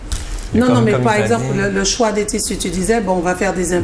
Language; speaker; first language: French; native; French